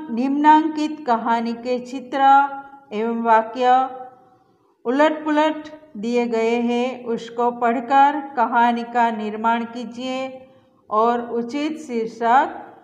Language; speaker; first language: Hindi; non-native, local second language; Gujarati